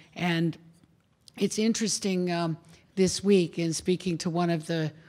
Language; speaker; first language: English; native; English